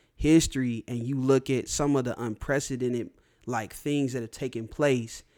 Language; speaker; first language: English; native; English